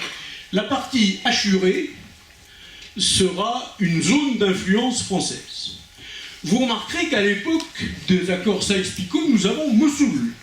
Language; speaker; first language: French; native; French